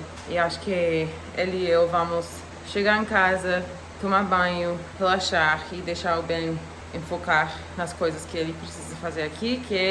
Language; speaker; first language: Portuguese; non-native, fluent; English